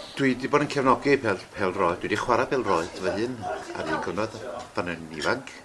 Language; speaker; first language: Welsh; native; Welsh